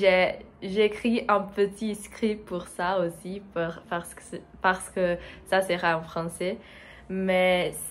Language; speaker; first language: French; non-native, learner; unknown